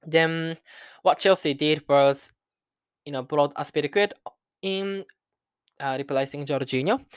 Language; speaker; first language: English; non-native, learner; Japanese